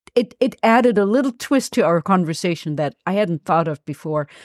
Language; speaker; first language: English; non-native, fluent; German